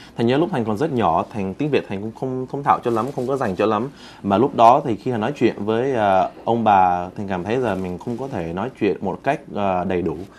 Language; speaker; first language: Vietnamese; early bilingual, heritage; Vietnamese